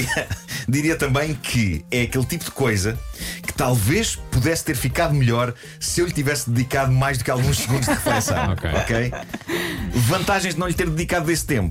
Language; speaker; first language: Portuguese; native; Portuguese